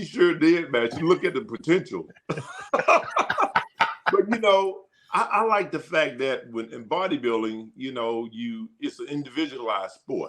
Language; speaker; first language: English; native; English